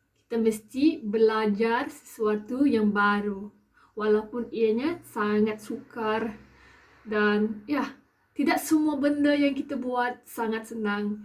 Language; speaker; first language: Malay; non-native, local second language; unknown